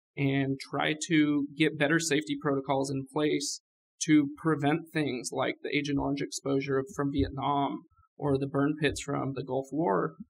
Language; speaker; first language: English; native; English